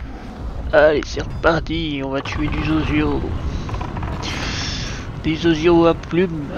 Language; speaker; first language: French; native; French